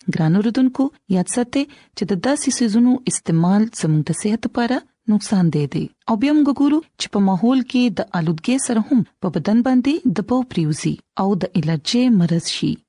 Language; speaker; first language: Pashto; non-native, local second language; Punjabi